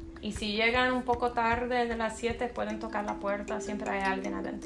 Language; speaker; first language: Spanish; non-native, fluent; English